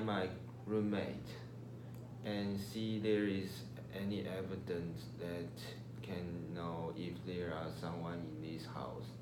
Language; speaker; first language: English; non-native, learner; Chinese